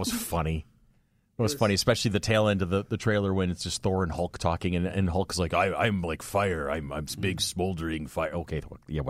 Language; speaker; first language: English; native; English